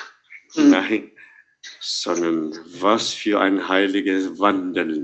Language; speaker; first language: German; non-native, fluent; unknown